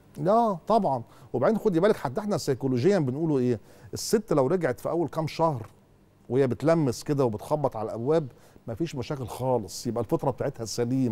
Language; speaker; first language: Arabic; native; Arabic